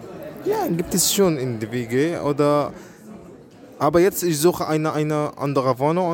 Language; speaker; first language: German; non-native, learner; Arabic